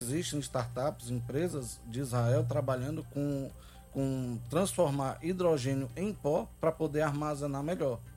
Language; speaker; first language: Portuguese; native; Portuguese